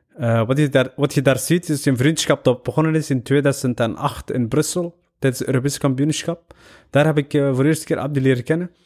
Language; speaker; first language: Dutch; early bilingual, other home language; Somali